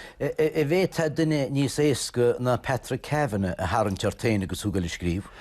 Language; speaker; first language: Irish; native; Irish